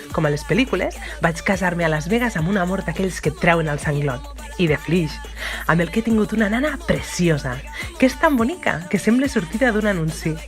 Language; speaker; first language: Catalan; native; Catalan